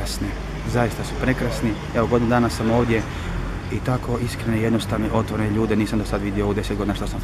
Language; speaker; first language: Bosnian; native; Bosnian